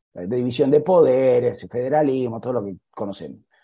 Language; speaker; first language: Spanish; native; Spanish